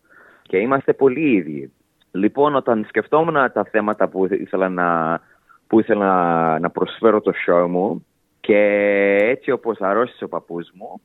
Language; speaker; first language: Greek; early bilingual, heritage; English